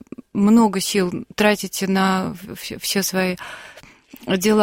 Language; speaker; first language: Russian; native; Russian